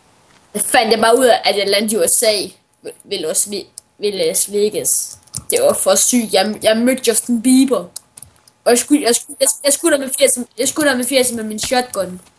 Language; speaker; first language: Danish; native; Danish